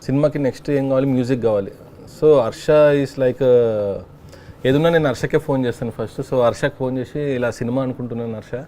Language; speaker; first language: Telugu; native; Telugu